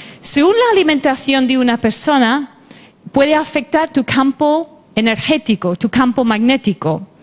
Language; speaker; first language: Spanish; non-native, fluent; English